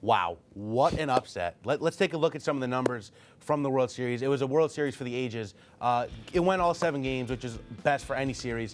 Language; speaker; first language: English; native; English